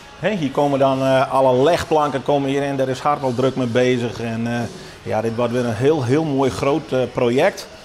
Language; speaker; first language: Dutch; non-native, local second language; Western Frisian